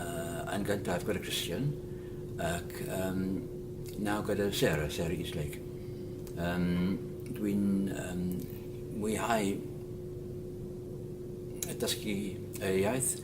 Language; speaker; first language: Welsh; non-native, learner; English